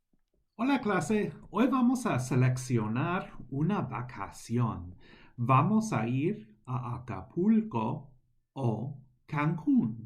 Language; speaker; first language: Spanish; non-native, fluent; English